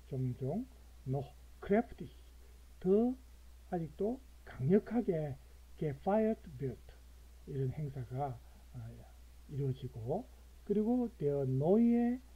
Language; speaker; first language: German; non-native, learner; Korean